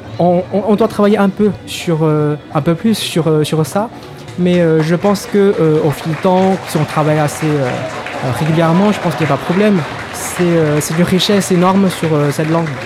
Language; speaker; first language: French; non-native, fluent; Chinese